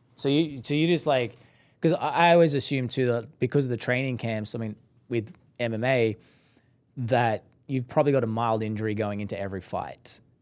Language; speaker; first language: English; native; English